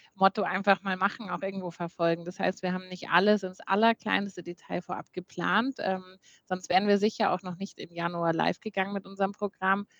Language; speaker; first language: German; native; German